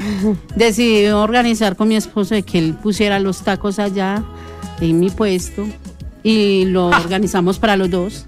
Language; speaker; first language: Spanish; native; Spanish